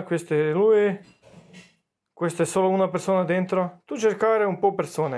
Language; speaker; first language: Italian; non-native, learner; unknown